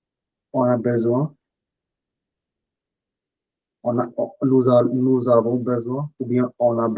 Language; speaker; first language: French; non-native, fluent; Punjabi